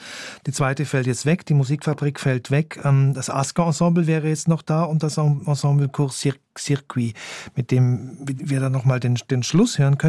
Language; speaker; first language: German; native; German